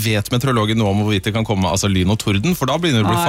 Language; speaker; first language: Norwegian; native; Norwegian